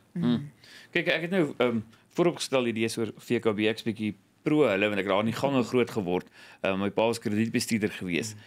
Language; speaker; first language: Afrikaans; native; Afrikaans